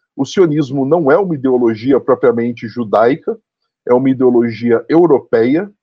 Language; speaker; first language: Portuguese; early bilingual, other home language; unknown